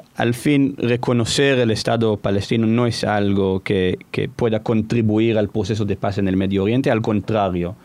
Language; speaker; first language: Spanish; non-native, fluent; Hebrew